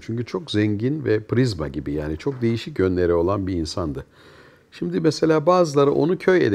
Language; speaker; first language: Turkish; native; Turkish